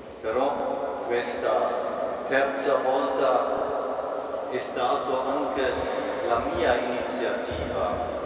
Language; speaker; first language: Italian; non-native, fluent; German